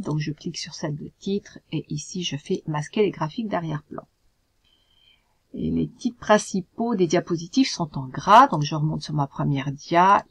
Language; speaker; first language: French; native; French